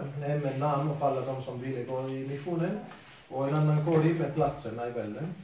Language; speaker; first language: Swedish; non-native, fluent; Spanish